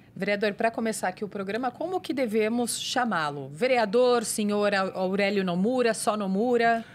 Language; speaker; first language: Portuguese; native; Portuguese